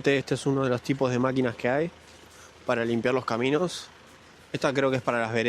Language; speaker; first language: Spanish; native; Spanish